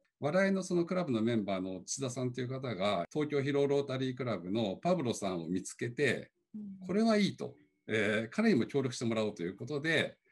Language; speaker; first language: Japanese; native; Japanese